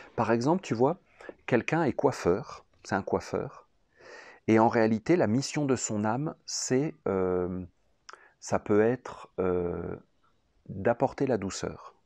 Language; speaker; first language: French; native; French